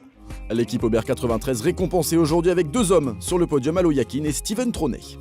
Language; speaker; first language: French; native; French